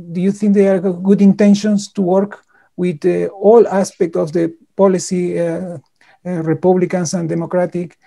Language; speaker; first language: English; non-native, fluent; Spanish